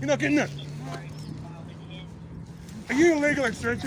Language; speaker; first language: English; native; English